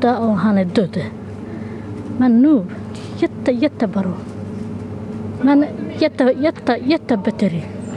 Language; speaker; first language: Swedish; non-native, learner; Somali